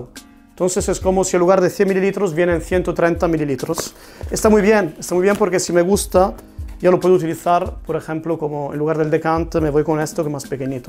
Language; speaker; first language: Spanish; non-native, fluent; Italian